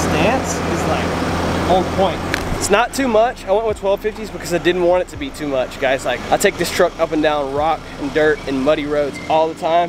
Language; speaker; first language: English; native; English